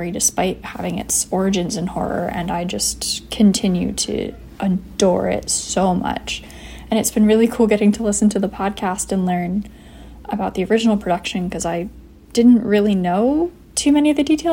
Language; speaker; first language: English; native; English